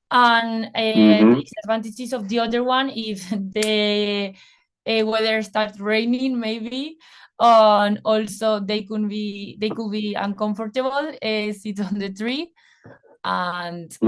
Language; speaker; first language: English; non-native, fluent; Spanish